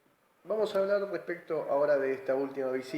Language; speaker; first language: Spanish; native; Spanish